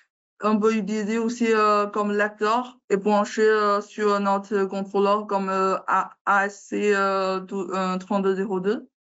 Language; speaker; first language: French; non-native, learner; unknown